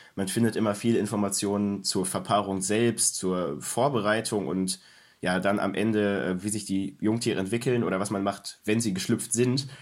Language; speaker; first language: German; native; German